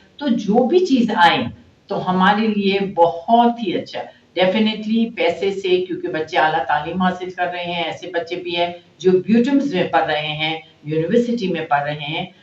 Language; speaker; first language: Urdu; non-native, local second language; Baluchi